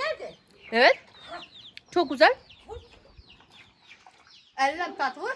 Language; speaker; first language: Turkish; non-native, learner; Russian